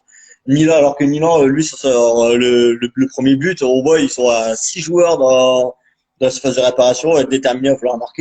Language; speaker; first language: French; native; French